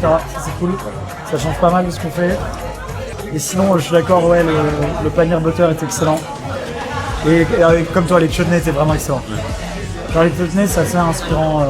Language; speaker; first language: French; native; French